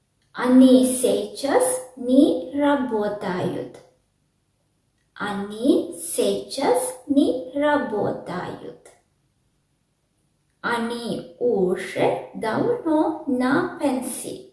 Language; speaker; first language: Russian; non-native, learner; Sinhala